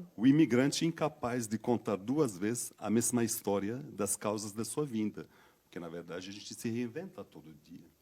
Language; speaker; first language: Portuguese; non-native, fluent; Berber languages